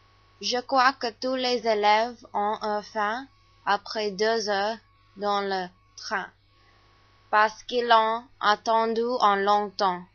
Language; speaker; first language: French; non-native, learner; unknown